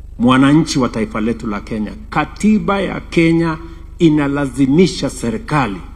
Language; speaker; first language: Swahili; non-native, local second language; Kalenjin